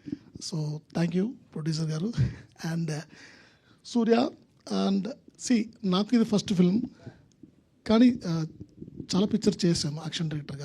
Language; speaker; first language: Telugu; non-native, local second language; Tamil